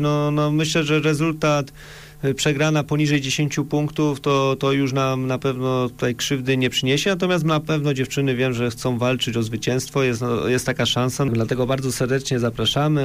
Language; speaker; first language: Polish; native; Polish